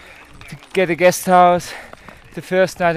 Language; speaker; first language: English; native; English